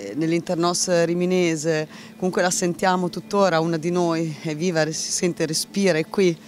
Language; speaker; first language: Italian; native; Italian